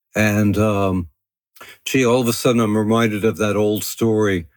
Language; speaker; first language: English; early bilingual, other home language; French